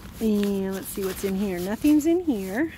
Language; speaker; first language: English; native; English